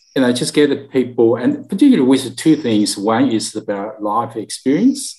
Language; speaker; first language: English; non-native, learner; Chinese